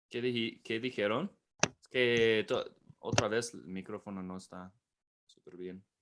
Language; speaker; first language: Spanish; non-native, fluent; English